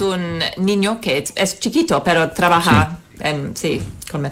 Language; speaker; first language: Spanish; non-native, fluent; English